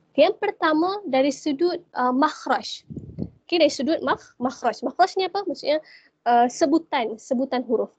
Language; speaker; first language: Malay; native; Malay